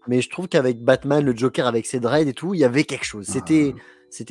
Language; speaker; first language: French; native; French